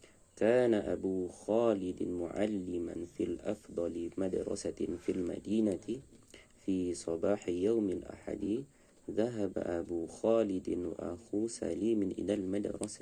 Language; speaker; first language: Arabic; non-native, learner; Indonesian